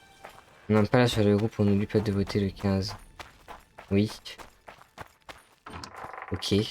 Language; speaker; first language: French; native; French